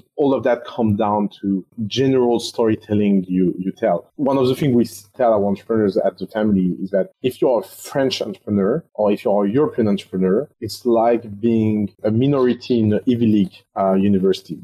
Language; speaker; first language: English; non-native, fluent; French